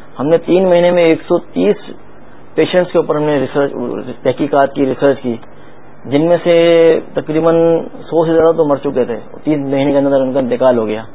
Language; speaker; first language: Urdu; native; Urdu